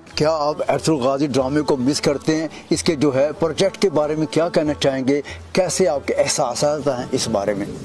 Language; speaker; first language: Urdu; native; Urdu